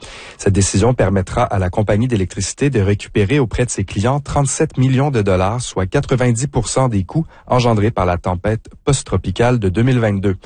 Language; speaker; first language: French; native; French